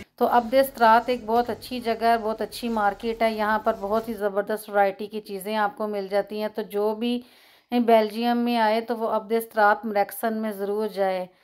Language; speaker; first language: Urdu; non-native, local second language; Punjabi